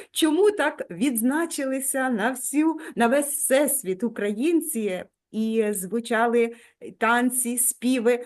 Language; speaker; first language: Ukrainian; native; Ukrainian